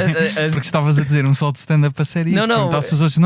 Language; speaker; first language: Portuguese; native; Portuguese